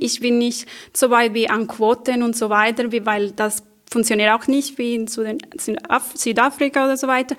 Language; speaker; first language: German; non-native, fluent; Spanish